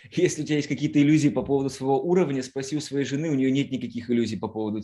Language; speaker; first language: Russian; native; Russian